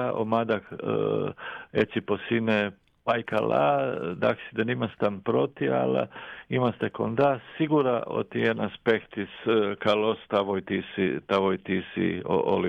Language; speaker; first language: Greek; non-native, fluent; Croatian